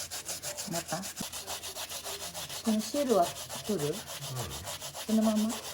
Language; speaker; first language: Japanese; non-native, learner; Cebuano